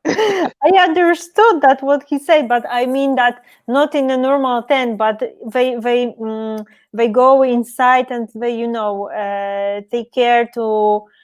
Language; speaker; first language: English; non-native, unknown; Polish